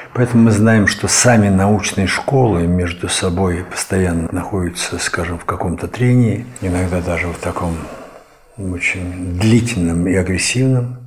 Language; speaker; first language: Russian; native; Russian